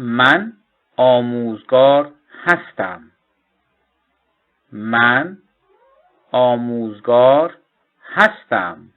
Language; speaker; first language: Persian; non-native, fluent; Turkish